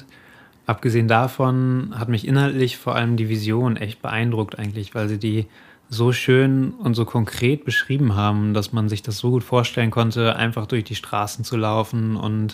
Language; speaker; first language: German; native; German